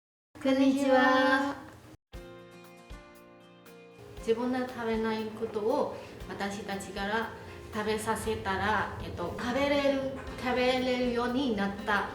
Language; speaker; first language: Japanese; non-native, learner; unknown